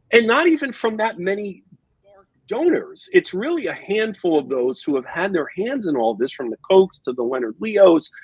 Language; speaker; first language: English; native; English